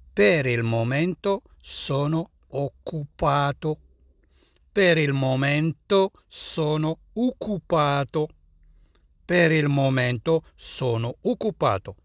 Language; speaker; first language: Italian; non-native, fluent; Arabic